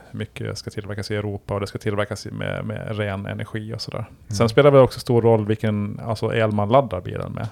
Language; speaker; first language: Swedish; native; Swedish